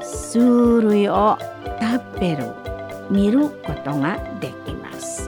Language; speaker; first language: Japanese; non-native, learner; Indonesian